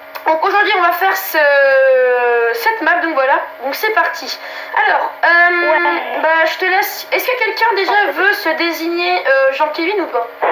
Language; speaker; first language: French; native; French